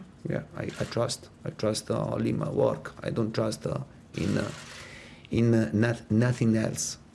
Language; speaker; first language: English; non-native, fluent; Italian